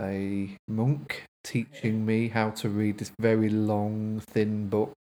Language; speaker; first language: English; native; English